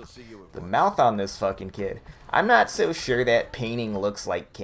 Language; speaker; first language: English; native; English